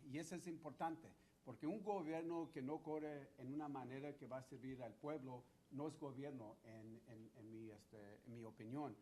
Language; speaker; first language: Spanish; early bilingual, heritage; Spanish